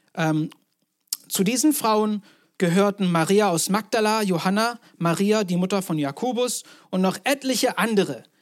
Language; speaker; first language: German; non-native, fluent; English